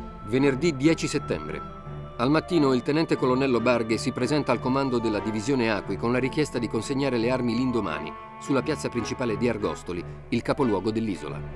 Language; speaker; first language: Italian; native; Italian